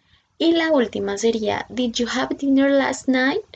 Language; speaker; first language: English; non-native, fluent; Spanish